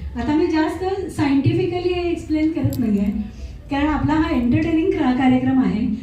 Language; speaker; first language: Marathi; native; Marathi